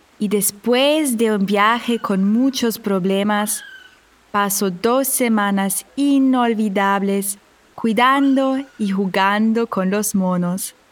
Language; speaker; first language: Spanish; non-native, fluent; German